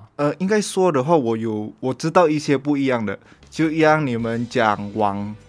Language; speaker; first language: Chinese; non-native, fluent; Indonesian